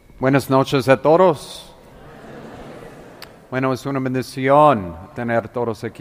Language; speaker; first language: Spanish; non-native, fluent; English